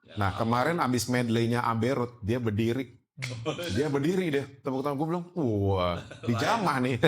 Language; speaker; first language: Indonesian; native; Indonesian